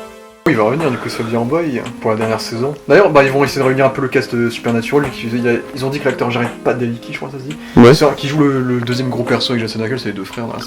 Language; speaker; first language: French; native; French